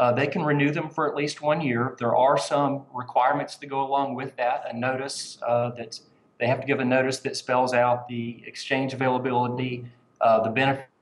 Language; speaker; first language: English; native; English